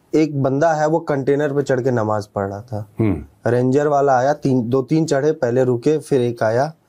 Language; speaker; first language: Hindi; native; Hindi